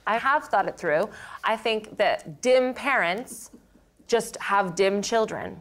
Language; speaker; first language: English; native; English